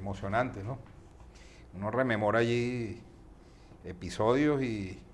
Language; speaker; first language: Spanish; native; Spanish